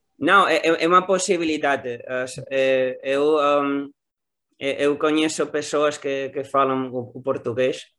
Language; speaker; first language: Portuguese; non-native, learner; Spanish